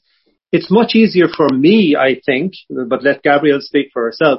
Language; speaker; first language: English; native; English